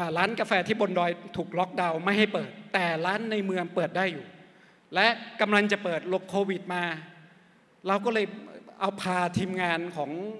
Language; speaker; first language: Thai; non-native, local second language; Akha